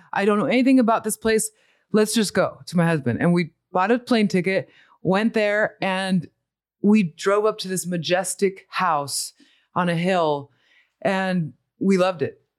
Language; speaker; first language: English; early bilingual, other home language; Spanish